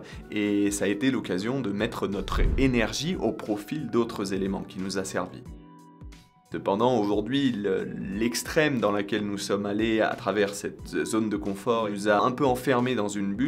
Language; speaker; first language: French; native; French